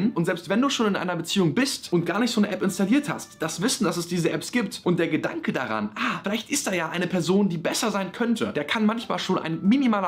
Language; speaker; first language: German; native; German